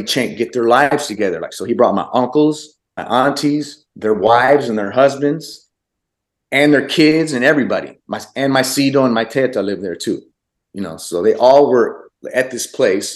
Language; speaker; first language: English; early bilingual, other home language; Arabic